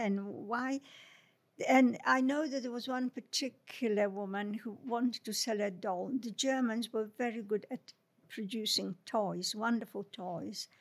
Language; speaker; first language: English; non-native, fluent; Polish